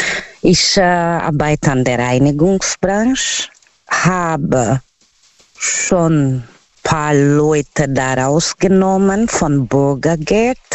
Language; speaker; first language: German; non-native, fluent; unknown